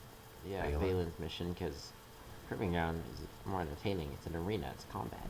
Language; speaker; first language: English; native; English